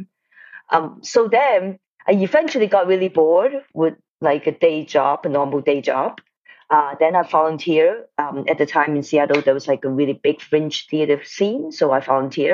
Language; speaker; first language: English; non-native, local second language; Cantonese